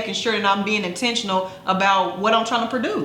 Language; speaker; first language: English; native; English